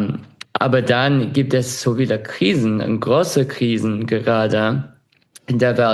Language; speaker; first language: German; non-native, fluent; English